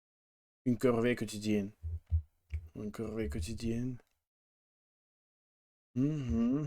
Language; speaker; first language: French; non-native, learner; Russian